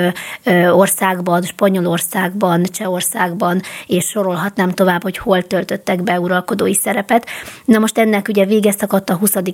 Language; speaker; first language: Hungarian; native; Hungarian